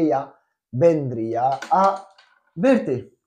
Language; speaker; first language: Spanish; non-native, fluent; French